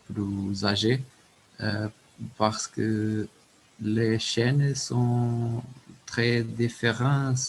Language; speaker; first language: French; non-native, learner; Portuguese